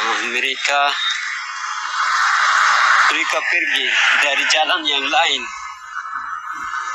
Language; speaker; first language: Indonesian; non-native, learner; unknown